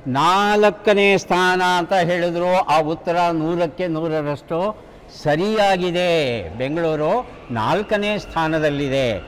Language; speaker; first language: Kannada; native; Kannada